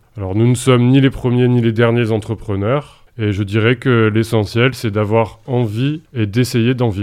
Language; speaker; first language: French; native; French